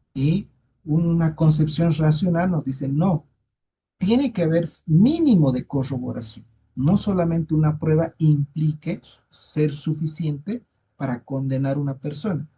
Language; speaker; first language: Spanish; native; Spanish